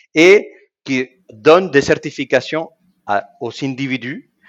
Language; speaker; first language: French; non-native, fluent; Spanish